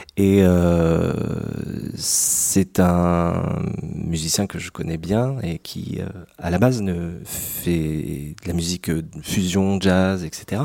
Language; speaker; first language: French; native; French